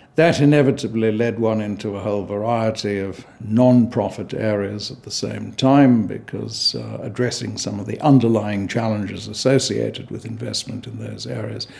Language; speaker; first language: English; native; English